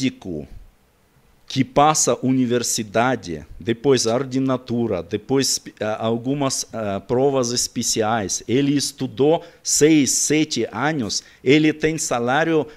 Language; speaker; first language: Portuguese; non-native, learner; Russian